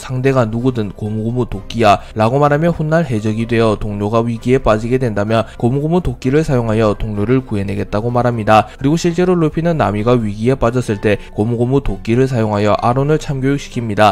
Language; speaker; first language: Korean; native; Korean